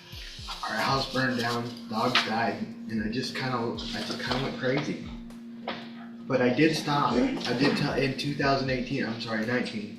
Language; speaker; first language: English; native; English